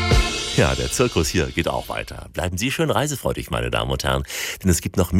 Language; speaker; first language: German; native; German